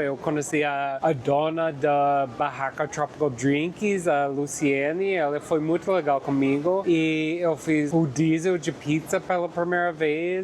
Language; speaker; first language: Portuguese; non-native, fluent; English